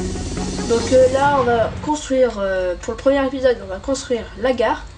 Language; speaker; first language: French; native; French